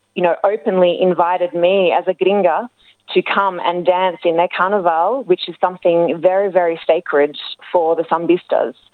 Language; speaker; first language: English; native; English